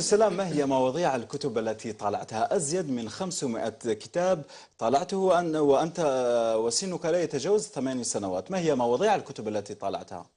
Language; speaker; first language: Arabic; native; Arabic